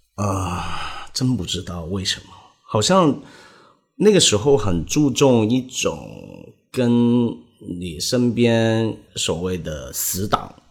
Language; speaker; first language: Chinese; non-native, local second language; Cantonese